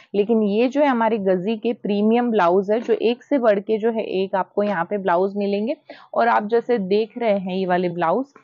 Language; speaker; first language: Hindi; non-native, local second language; Gujarati